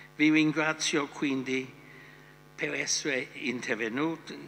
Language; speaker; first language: Italian; non-native, fluent; English